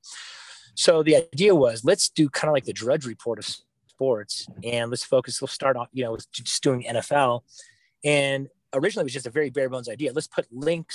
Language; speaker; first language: English; native; English